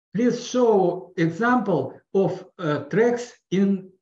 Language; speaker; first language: English; non-native, learner; Russian